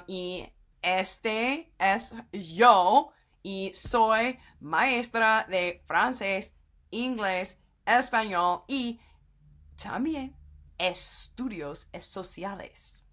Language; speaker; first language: Spanish; non-native, fluent; English